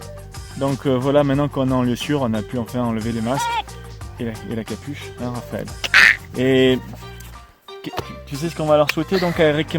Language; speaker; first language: French; native; French